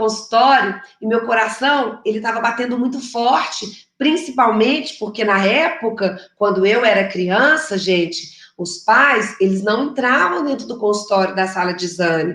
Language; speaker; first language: Portuguese; native; Portuguese